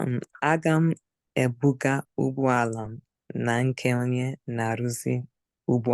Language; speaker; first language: Igbo; early bilingual, heritage; Igbo